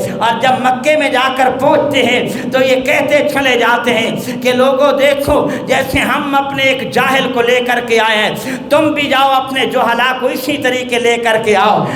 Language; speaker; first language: Urdu; non-native, local second language; Punjabi